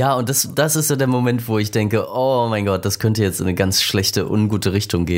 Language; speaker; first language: German; native; German